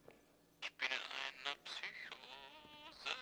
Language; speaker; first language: German; native; German